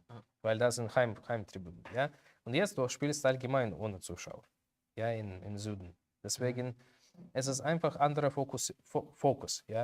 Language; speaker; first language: German; non-native, learner; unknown